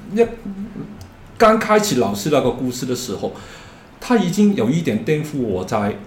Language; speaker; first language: Chinese; non-native, learner; Cantonese